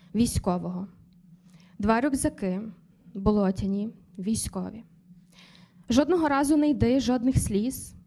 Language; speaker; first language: Ukrainian; native; Ukrainian